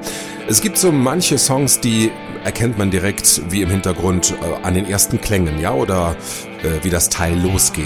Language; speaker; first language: German; native; German